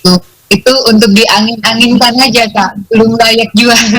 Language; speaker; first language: Indonesian; native; Indonesian